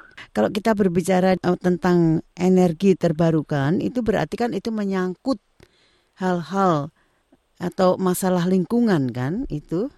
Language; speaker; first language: Indonesian; native; Indonesian